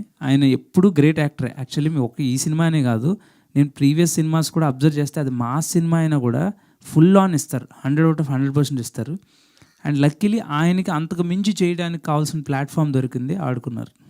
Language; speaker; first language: Telugu; native; Telugu